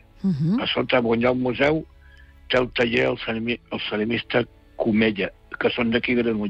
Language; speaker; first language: Catalan; native; Catalan